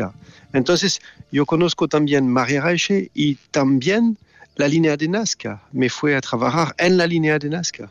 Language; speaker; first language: Spanish; non-native, learner; French